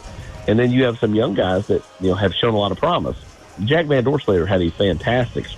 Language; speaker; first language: English; native; English